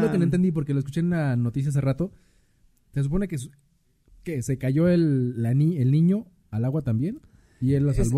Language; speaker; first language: Spanish; native; Spanish